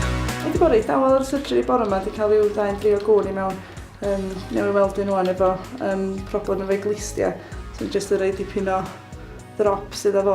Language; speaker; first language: Welsh; native; Welsh